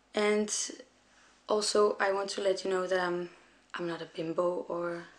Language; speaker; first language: English; non-native, fluent; Danish